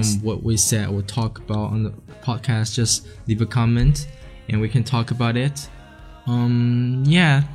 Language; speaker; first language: English; non-native, fluent; Chinese